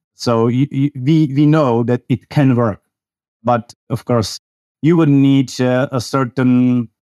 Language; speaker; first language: English; non-native, fluent; Czech